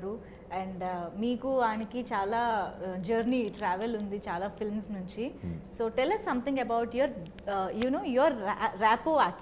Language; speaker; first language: Telugu; native; Telugu